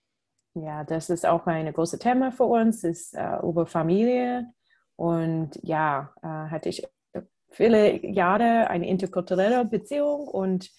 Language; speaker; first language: German; non-native, fluent; English